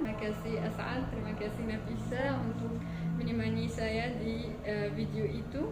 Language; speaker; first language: Indonesian; non-native, fluent; Arabic